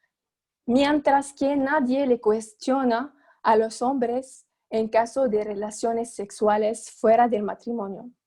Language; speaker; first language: Spanish; non-native, fluent; Arabic